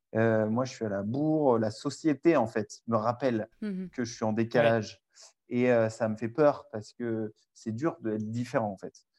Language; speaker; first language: French; native; French